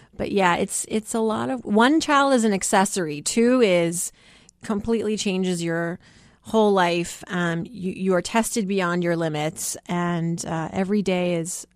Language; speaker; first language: English; early bilingual, other home language; Persian